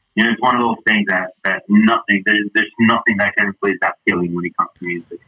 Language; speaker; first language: English; non-native, fluent; Spanish